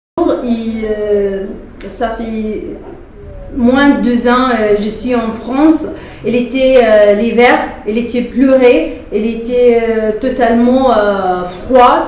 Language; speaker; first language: French; non-native, learner; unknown